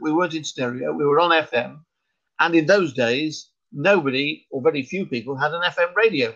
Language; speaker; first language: English; native; English